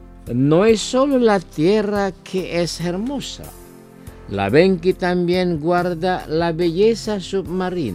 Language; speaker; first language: Spanish; non-native, fluent; Indonesian